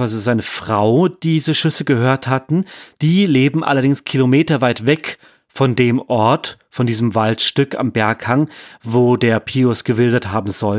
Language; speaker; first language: German; native; German